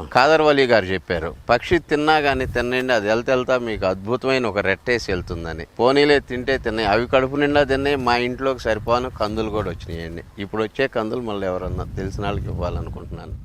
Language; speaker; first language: Telugu; native; Telugu